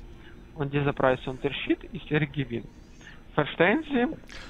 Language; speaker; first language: German; non-native, fluent; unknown